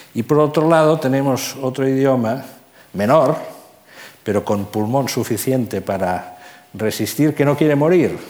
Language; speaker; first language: Spanish; non-native, local second language; Catalan